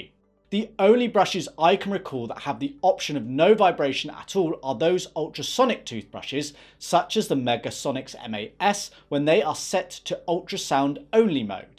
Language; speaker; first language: English; native; English